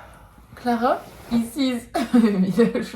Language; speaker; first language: French; native; French